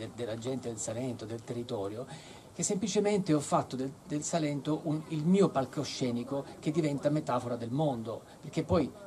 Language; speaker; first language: Italian; native; Italian